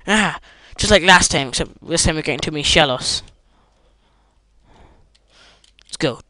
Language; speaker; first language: English; native; English